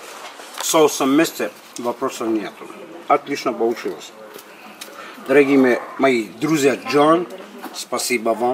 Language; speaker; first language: Russian; non-native, local second language; Armenian